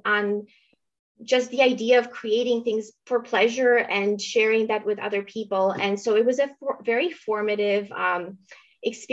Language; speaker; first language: English; early bilingual, other home language; Romanian